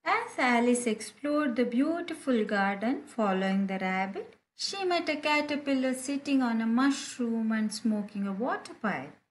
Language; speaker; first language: English; non-native, local second language; Kannada